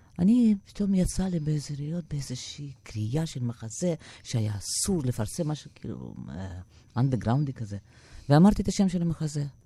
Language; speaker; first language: Hebrew; non-native, fluent; Russian